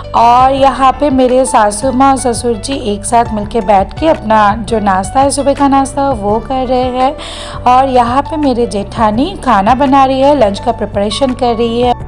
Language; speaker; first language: Hindi; non-native, local second language; Bangla